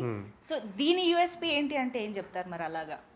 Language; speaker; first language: Telugu; native; Telugu